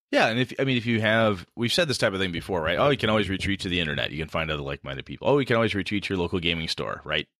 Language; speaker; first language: English; native; English